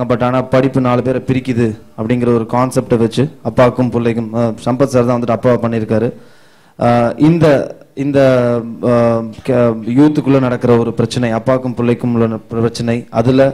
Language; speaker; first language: Tamil; native; Tamil